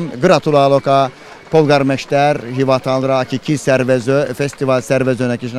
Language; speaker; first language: Hungarian; non-native, learner; Turkish